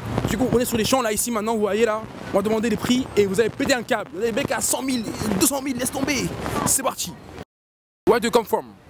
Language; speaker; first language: French; native; French